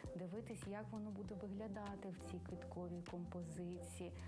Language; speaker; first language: Ukrainian; native; Ukrainian